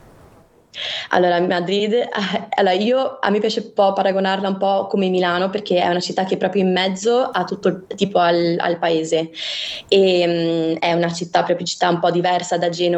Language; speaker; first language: Italian; native; Italian